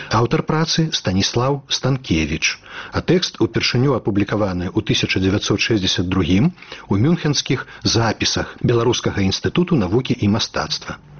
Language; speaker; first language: Belarusian; native; Belarusian